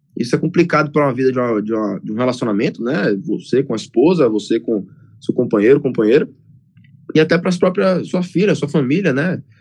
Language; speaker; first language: Portuguese; native; Portuguese